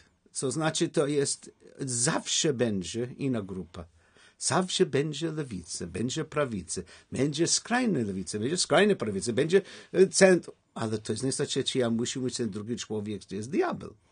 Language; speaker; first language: Polish; non-native, learner; English